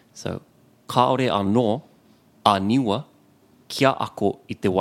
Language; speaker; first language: Māori; non-native, learner; English